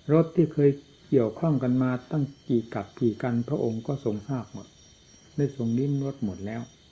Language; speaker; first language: Thai; non-native, local second language; Northeastern Thai